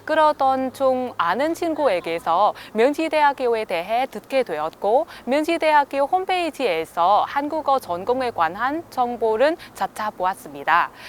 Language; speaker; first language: Korean; non-native, fluent; Vietnamese